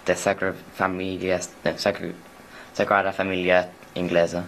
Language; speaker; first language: Spanish; non-native, learner; English